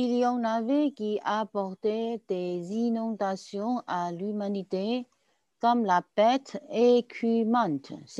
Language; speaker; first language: French; non-native, learner; Chinese